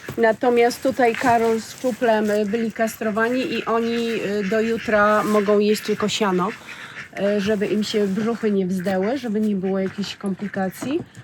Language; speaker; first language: Polish; native; Polish